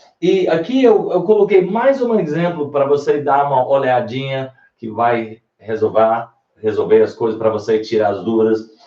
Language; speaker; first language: Portuguese; non-native, learner; English